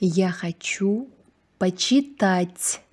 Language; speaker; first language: Russian; non-native, fluent; Uzbek